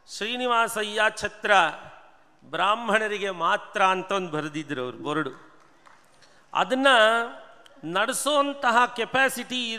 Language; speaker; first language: Kannada; non-native, local second language; Telugu